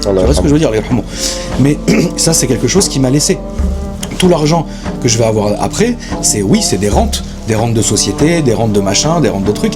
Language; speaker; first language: French; native; French